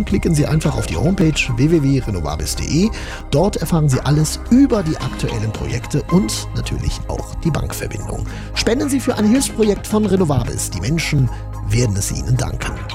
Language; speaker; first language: German; native; German